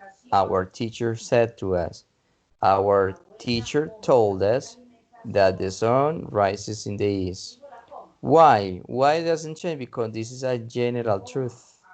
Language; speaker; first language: English; non-native, fluent; Spanish